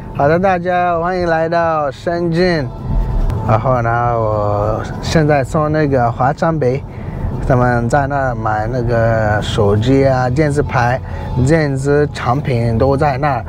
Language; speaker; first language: Chinese; non-native, learner; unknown